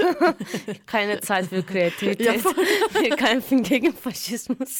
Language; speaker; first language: German; non-native, fluent; Turkish